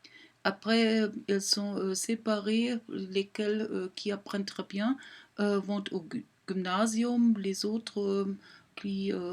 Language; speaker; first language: French; non-native, fluent; German